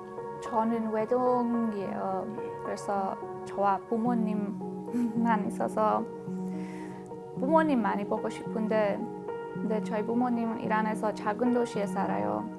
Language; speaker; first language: Korean; non-native, fluent; Persian